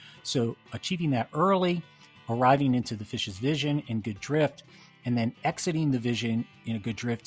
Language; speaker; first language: English; native; English